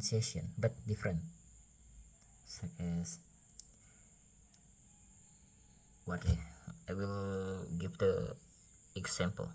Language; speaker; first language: English; non-native, learner; Indonesian